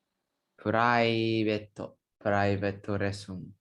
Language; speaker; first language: Japanese; non-native, learner; Indonesian